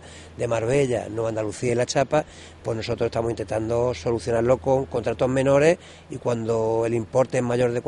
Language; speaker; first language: Spanish; native; Spanish